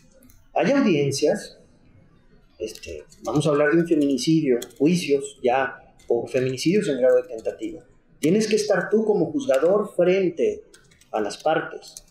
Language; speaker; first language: Spanish; native; Spanish